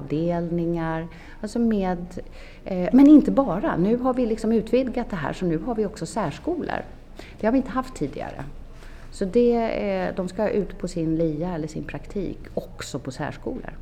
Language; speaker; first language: Swedish; native; Swedish